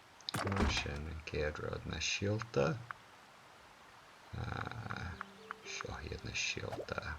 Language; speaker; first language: Irish; non-native, local second language; English